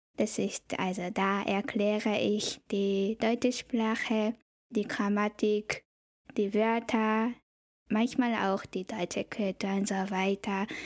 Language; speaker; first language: German; non-native, fluent; Japanese